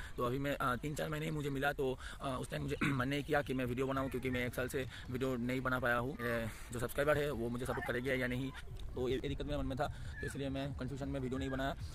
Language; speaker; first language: Hindi; non-native, local second language; Bangla